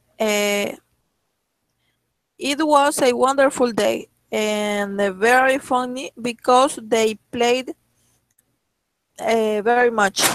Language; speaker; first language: English; non-native, learner; Spanish